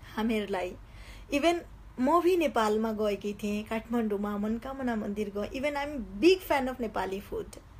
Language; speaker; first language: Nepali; native; Nepali